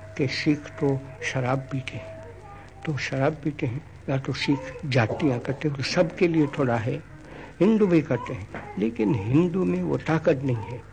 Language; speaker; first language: Hindi; non-native, local second language; Gujarati